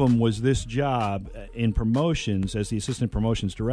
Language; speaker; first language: English; native; English